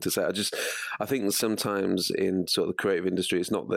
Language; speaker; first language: English; native; English